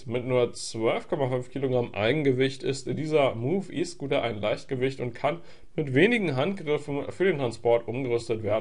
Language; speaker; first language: German; native; German